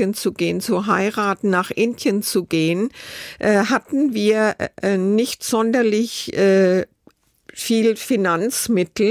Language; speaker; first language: German; native; German